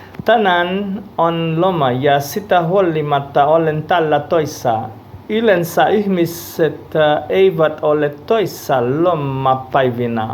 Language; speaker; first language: Finnish; non-native, learner; Portuguese